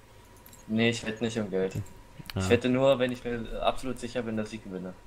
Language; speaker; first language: German; native; German